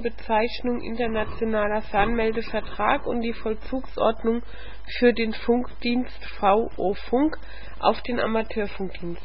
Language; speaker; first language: German; native; German